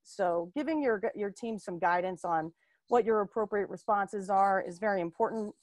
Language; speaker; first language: English; native; English